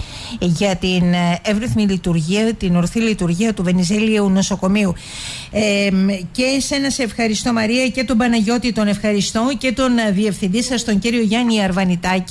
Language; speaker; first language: Greek; native; Greek